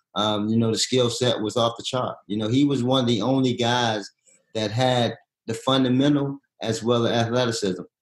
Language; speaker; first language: English; native; English